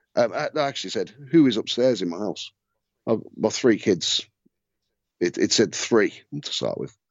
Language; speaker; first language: English; native; English